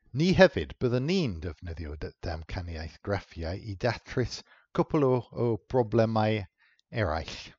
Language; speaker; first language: Welsh; non-native, fluent; English